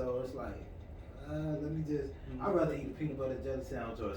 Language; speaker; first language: English; native; English